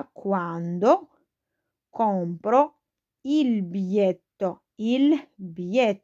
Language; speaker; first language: Italian; non-native, fluent; Arabic